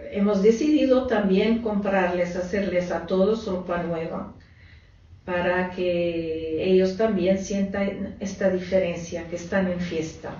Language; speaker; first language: Spanish; non-native, fluent; Arabic